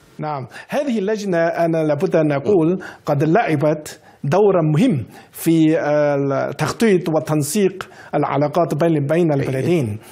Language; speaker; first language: Arabic; non-native, fluent; Chinese